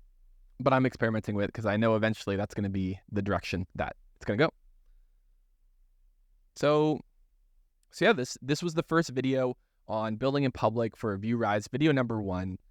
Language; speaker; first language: English; native; English